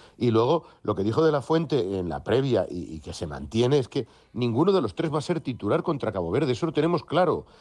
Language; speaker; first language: Spanish; native; Spanish